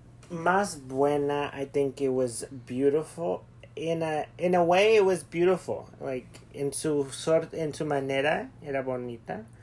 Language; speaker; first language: English; early bilingual, other home language; Spanish